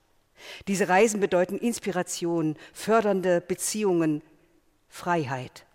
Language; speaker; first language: German; native; German